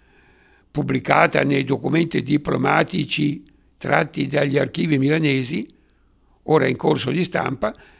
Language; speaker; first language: Italian; native; Italian